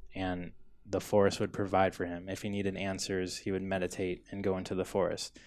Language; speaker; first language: English; native; English